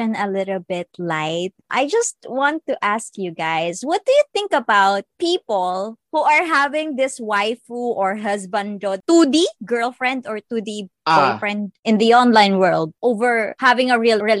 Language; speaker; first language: English; non-native, local second language; Filipino